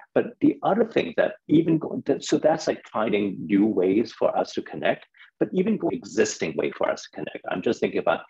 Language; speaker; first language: English; non-native, local second language; Cantonese